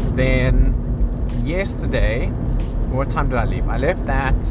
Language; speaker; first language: English; native; English